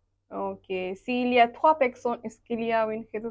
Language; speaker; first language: French; non-native, learner; Bangla